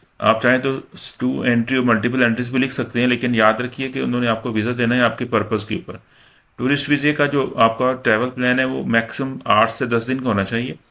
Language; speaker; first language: Urdu; non-native, local second language; Punjabi